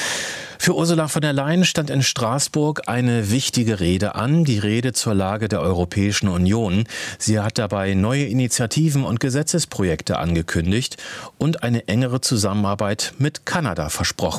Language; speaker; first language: German; native; German